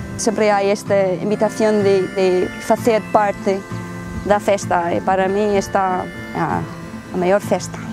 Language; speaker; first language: Galician; non-native, fluent; English